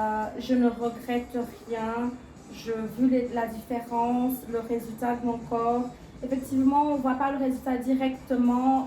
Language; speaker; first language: French; non-native, fluent; Portuguese